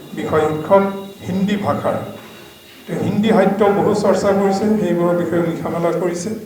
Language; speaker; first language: Assamese; non-native, local second language; Bangla